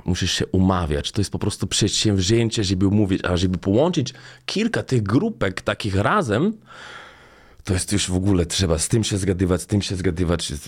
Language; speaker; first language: Polish; non-native, fluent; Slovenian